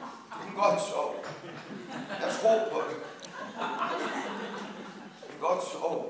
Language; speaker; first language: Danish; non-native, fluent; English